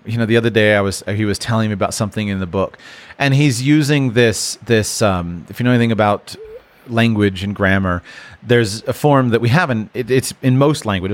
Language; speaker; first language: English; native; English